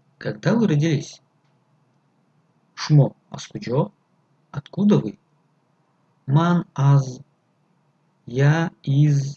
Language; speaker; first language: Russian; non-native, fluent; Tajik